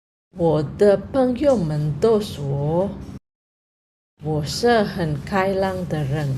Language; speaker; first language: Chinese; non-native, fluent; Indonesian